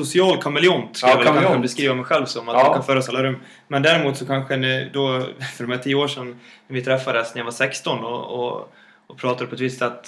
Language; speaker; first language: Swedish; native; Swedish